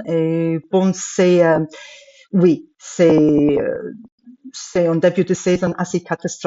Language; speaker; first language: French; non-native, fluent; English